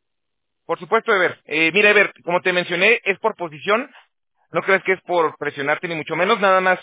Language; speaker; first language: Spanish; native; Spanish